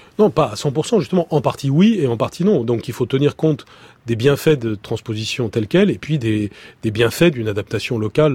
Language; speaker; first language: French; native; French